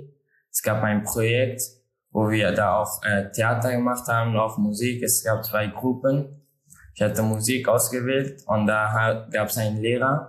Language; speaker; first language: German; non-native, learner; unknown